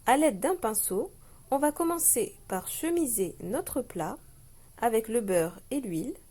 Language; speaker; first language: French; non-native, local second language; Arabic